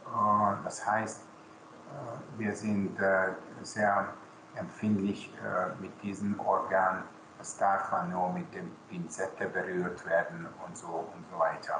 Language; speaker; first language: German; non-native, local second language; Hungarian